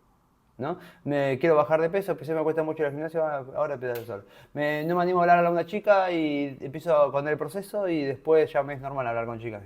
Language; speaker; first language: Spanish; native; Spanish